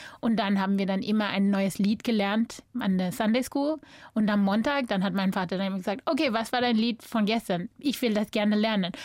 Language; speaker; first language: German; non-native, fluent; English